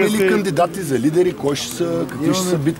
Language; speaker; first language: Bulgarian; native; Bulgarian